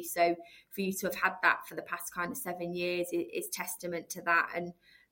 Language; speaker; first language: English; native; English